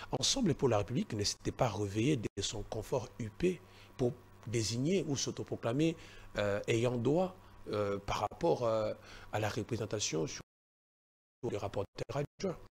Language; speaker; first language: French; non-native, local second language; Luba-Lulua